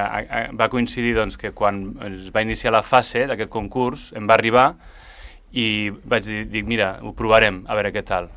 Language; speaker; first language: Catalan; native; Catalan